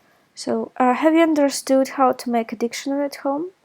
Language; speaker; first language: English; non-native, fluent; Russian